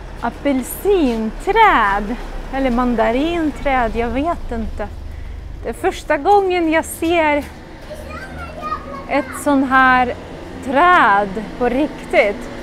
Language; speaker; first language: Swedish; non-native, fluent; Russian